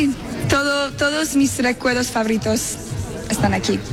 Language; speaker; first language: Spanish; non-native, learner; English